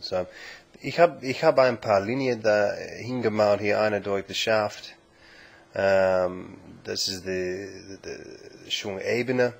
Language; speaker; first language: German; non-native, learner; English